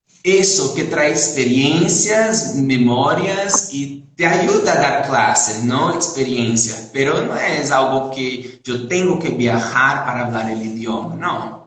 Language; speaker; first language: Spanish; non-native, fluent; Portuguese